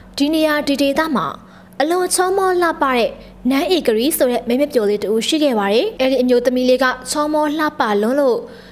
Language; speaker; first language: Burmese; native; Burmese